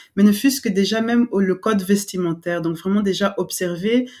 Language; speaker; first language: French; non-native, local second language; Lingala